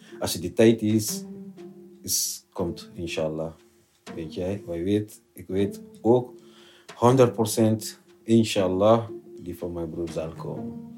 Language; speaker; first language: Dutch; non-native, learner; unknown